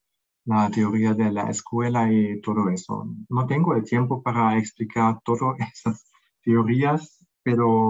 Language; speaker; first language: Spanish; non-native, fluent; German